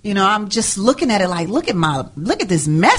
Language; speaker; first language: English; native; English